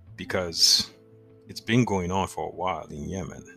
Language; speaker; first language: English; non-native, local second language; Yoruba